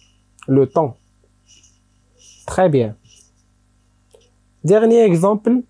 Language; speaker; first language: French; non-native, local second language; Arabic